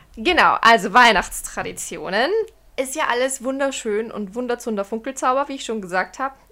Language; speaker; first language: German; early bilingual, other home language; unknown